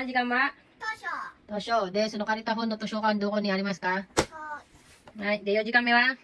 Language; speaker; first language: Japanese; early bilingual, other home language; Filipino